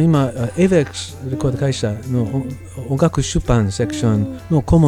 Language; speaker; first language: Japanese; non-native, learner; English